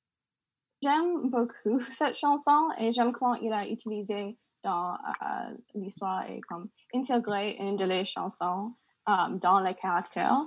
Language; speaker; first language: French; non-native, learner; English